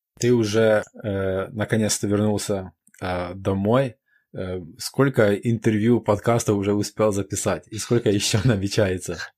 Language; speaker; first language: Russian; non-native, local second language; Ukrainian